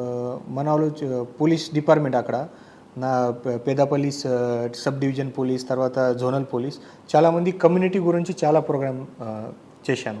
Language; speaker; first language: Telugu; non-native, fluent; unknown